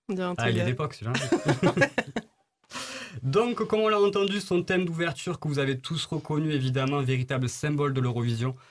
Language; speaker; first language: French; native; French